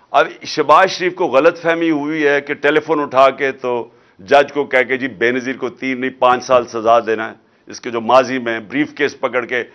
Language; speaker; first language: Urdu; non-native, local second language; Punjabi